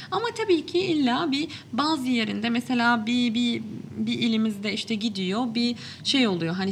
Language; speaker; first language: Turkish; early bilingual, other home language; Arabic